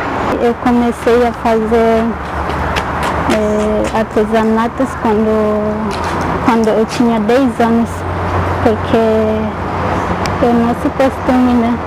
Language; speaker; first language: Portuguese; non-native, local second language; Guarani